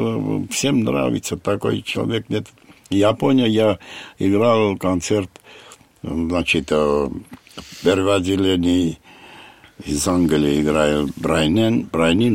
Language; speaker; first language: Russian; non-native, fluent; Armenian